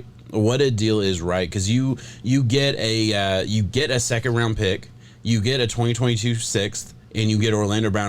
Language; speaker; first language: English; native; English